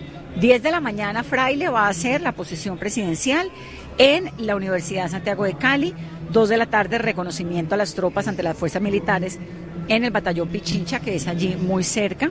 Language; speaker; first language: Spanish; native; Spanish